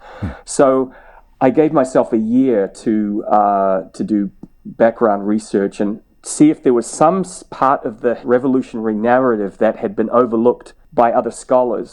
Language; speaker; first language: English; native; English